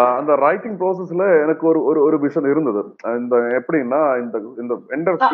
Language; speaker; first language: Tamil; non-native, learner; Malayalam